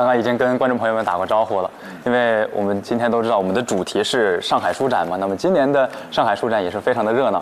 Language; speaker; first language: Chinese; native; Chinese